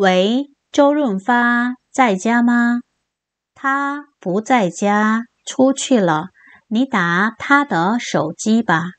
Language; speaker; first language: Chinese; non-native, fluent; Korean